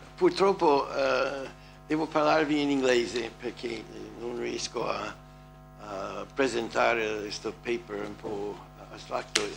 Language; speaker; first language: Italian; non-native, learner; English